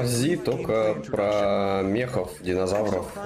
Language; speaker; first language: Russian; native; Russian